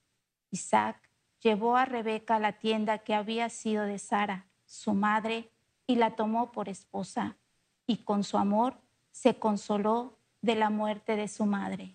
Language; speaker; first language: Spanish; native; Spanish